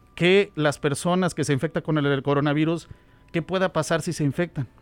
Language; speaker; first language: Spanish; native; Spanish